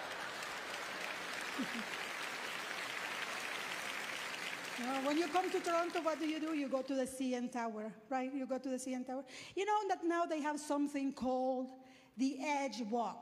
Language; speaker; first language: English; non-native, fluent; Spanish